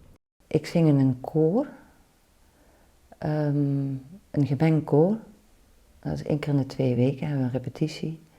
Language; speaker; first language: Dutch; native; Dutch